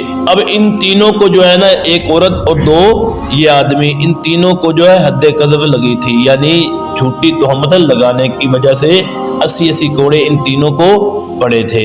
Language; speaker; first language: Urdu; native; Urdu